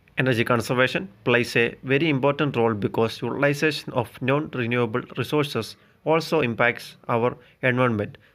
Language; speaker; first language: English; non-native, local second language; Malayalam